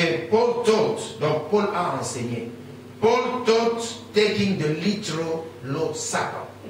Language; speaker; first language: English; non-native, fluent; Lingala